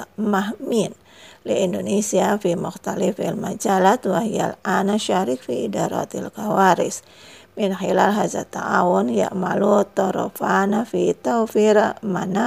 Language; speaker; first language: Arabic; non-native, fluent; Indonesian